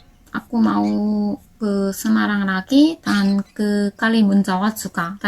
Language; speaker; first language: Indonesian; non-native, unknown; Korean